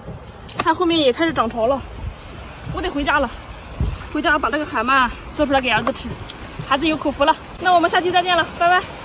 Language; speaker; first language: Chinese; native; Chinese